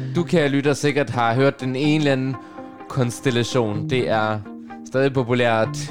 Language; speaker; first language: Danish; non-native, local second language; Russian